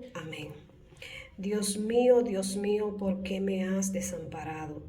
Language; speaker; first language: Spanish; native; Spanish